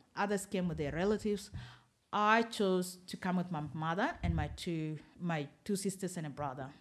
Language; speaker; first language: English; non-native, fluent; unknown